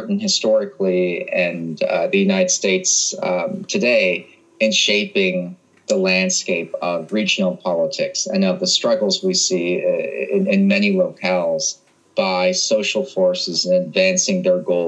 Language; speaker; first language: English; native; English